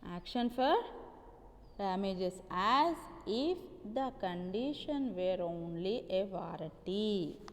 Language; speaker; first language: English; non-native, local second language; Telugu